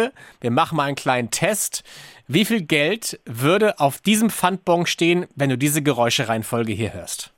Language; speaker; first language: German; native; German